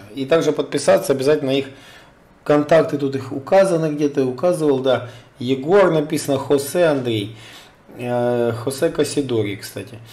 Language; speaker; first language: Russian; native; Russian